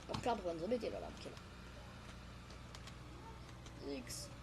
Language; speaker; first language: French; native; French